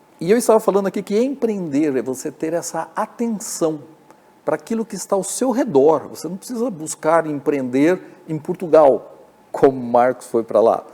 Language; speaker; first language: Portuguese; native; Portuguese